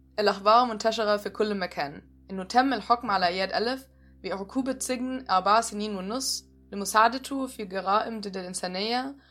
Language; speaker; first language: Arabic; native; Arabic